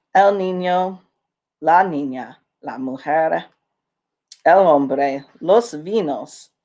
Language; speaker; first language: Spanish; non-native, learner; English